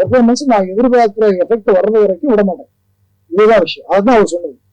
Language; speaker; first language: Tamil; native; Tamil